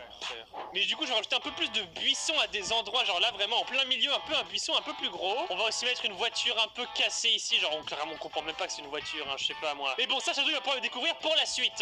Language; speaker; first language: French; native; French